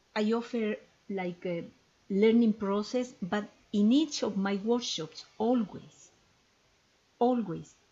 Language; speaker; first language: English; non-native, fluent; Spanish